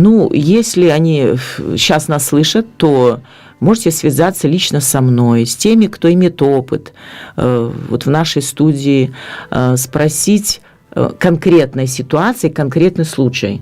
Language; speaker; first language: Russian; native; Russian